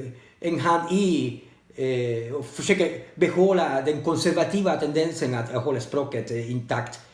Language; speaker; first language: Swedish; non-native, learner; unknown